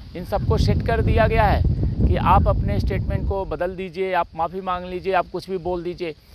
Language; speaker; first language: Hindi; native; Hindi